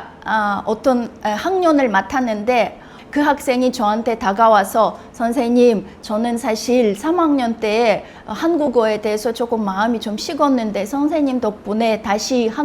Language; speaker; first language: Korean; non-native, fluent; Russian